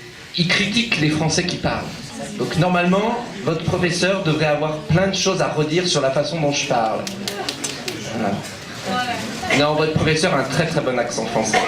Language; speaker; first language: French; native; French